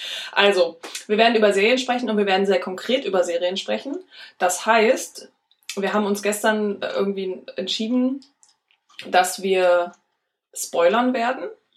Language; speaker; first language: German; native; German